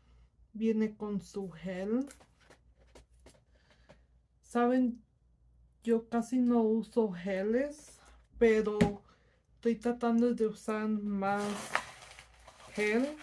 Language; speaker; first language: Spanish; early bilingual, heritage; Spanish